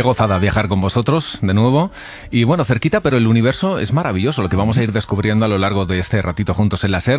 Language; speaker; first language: Spanish; native; Spanish